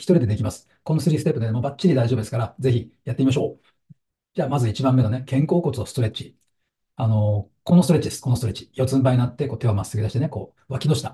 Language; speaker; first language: Japanese; native; Japanese